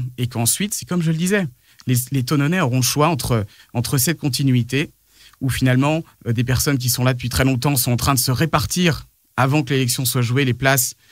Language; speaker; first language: French; native; French